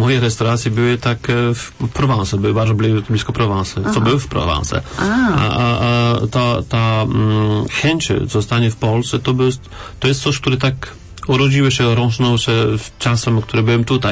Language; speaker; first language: Polish; non-native, learner; French